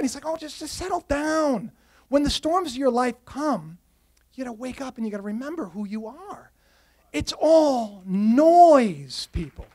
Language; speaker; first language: English; native; English